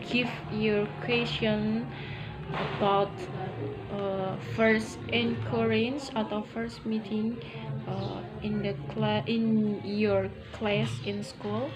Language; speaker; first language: English; non-native, learner; Indonesian